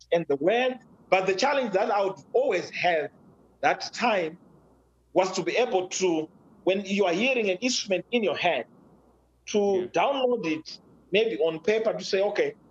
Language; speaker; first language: English; non-native, local second language; Shona